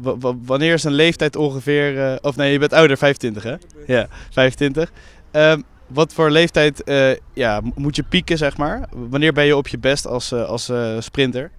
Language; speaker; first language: Dutch; native; Dutch